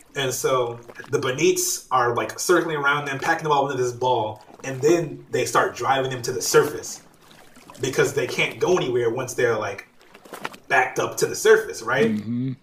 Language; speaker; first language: English; native; English